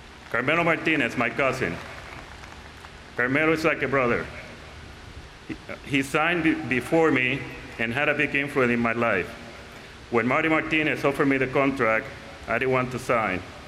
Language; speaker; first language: English; non-native, local second language; Spanish